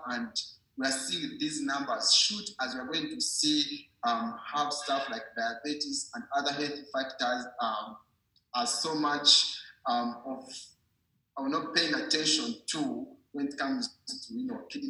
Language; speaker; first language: English; non-native, local second language; Ganda